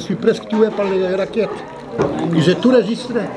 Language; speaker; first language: French; non-native, learner; Polish